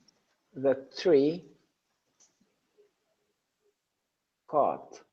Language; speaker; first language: English; non-native, learner; Persian